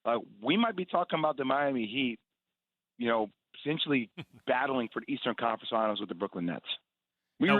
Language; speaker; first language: English; native; English